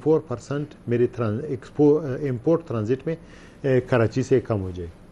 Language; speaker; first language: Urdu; non-native, learner; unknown